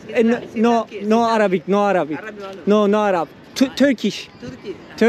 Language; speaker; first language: English; non-native, learner; Turkish